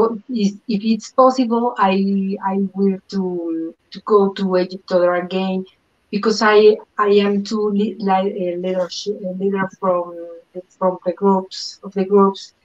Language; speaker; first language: English; non-native, learner; Spanish